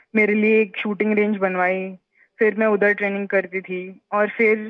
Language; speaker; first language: Hindi; non-native, local second language; Marathi